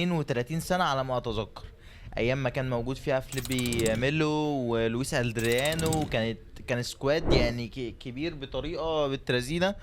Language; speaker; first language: Arabic; native; Arabic